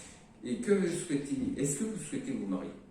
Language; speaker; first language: French; native; French